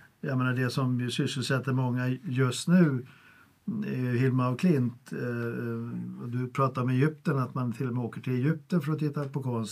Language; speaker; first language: Swedish; native; Swedish